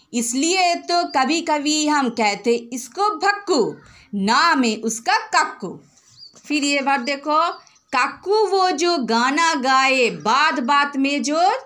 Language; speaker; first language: Hindi; non-native, local second language; Bangla